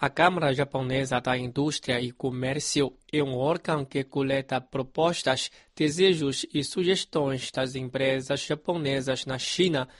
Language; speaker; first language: Portuguese; non-native, fluent; Chinese